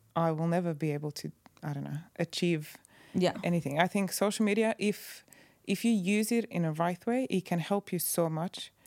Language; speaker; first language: English; non-native, fluent; Croatian